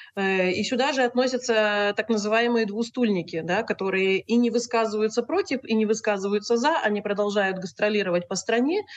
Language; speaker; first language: Russian; native; Russian